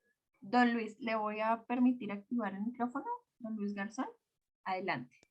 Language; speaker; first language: Spanish; native; Spanish